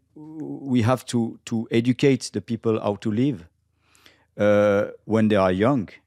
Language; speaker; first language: English; non-native, fluent; French